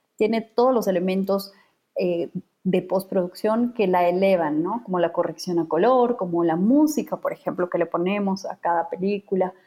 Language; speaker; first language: Spanish; native; Spanish